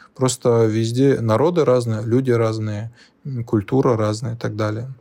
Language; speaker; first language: Russian; non-native, local second language; Lezghian